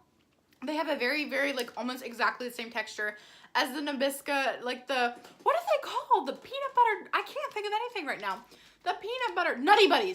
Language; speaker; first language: English; native; English